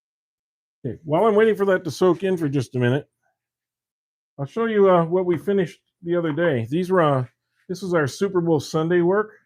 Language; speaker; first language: English; native; English